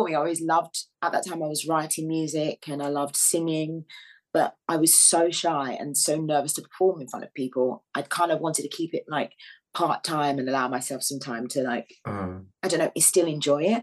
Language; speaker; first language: English; native; English